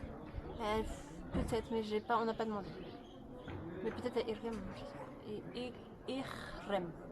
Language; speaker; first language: French; native; French